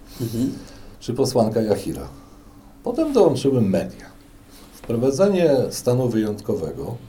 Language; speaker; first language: Polish; native; Polish